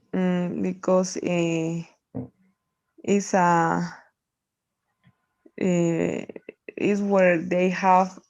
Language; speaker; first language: English; non-native, learner; Spanish